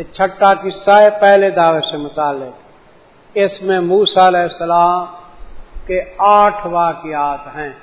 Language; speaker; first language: Urdu; non-native, local second language; Sindhi